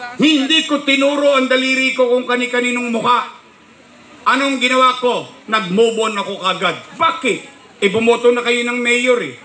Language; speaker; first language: Filipino; native; Filipino